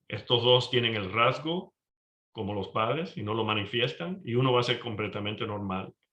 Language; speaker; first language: Spanish; early bilingual, heritage; Spanish